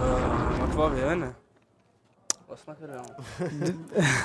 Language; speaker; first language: Swedish; early bilingual, other home language; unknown